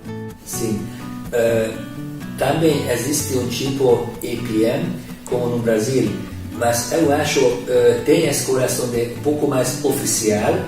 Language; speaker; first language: Portuguese; non-native, fluent; Hungarian